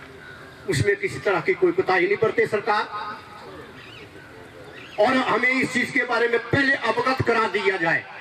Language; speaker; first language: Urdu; non-native, local second language; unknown